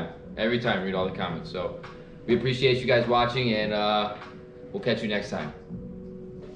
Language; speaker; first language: English; native; English